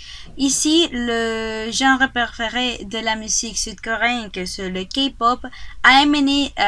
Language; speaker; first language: French; non-native, learner; Spanish